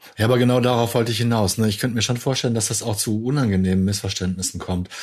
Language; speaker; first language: German; native; German